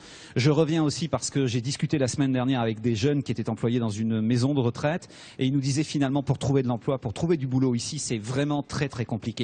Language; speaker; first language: French; native; French